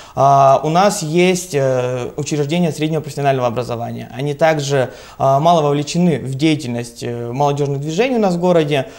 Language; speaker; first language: Russian; native; Russian